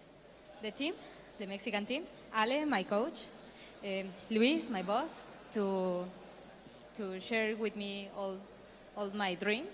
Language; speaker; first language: English; non-native, learner; Spanish